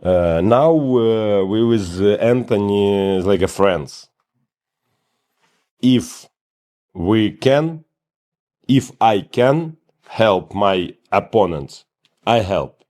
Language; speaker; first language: English; non-native, learner; Ukrainian